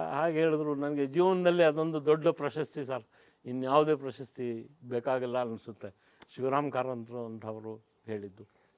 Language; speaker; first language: Kannada; non-native, local second language; Urdu